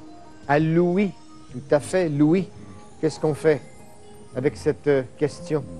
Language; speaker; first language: French; native; French